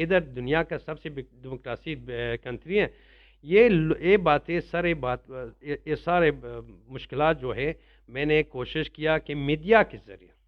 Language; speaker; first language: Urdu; non-native, learner; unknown